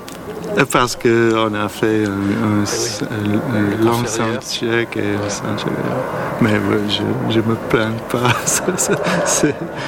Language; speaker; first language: French; non-native, learner; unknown